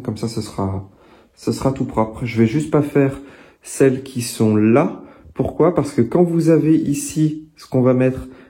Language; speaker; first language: French; native; French